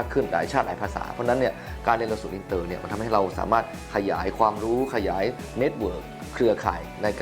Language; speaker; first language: Thai; native; Thai